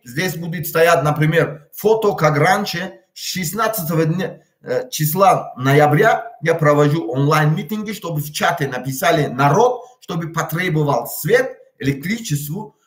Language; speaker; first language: Russian; non-native, local second language; Tajik